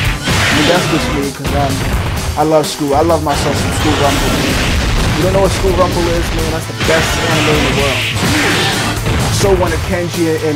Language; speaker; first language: English; native; English